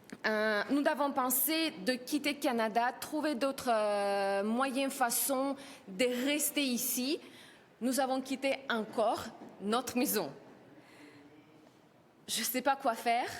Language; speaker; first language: French; non-native, learner; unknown